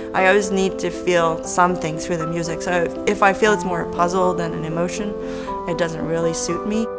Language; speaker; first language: English; native; English